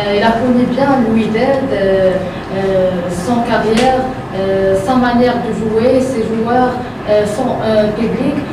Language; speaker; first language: French; non-native, local second language; Arabic